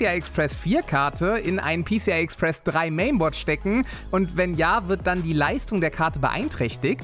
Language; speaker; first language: German; native; German